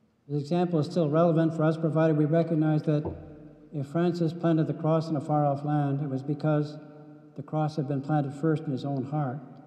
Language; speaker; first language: English; native; English